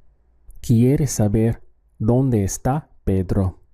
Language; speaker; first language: Spanish; non-native, fluent; English